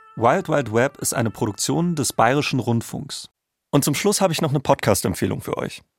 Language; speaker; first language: German; native; German